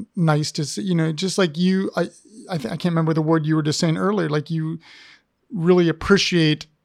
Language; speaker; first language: English; native; English